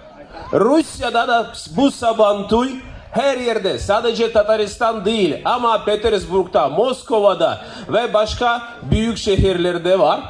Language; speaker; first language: Turkish; non-native, fluent; Russian